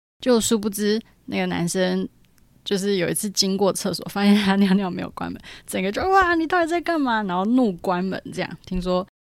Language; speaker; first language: Chinese; native; Chinese